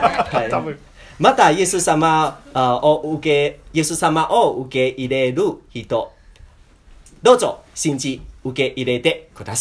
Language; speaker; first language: Japanese; non-native, learner; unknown